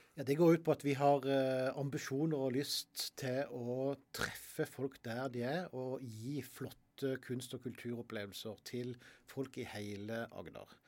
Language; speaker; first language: Norwegian; native; Norwegian